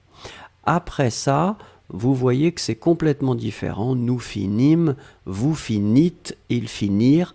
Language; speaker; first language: French; native; French